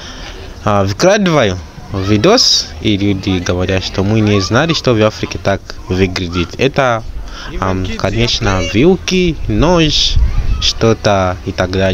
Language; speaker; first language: Russian; non-native, learner; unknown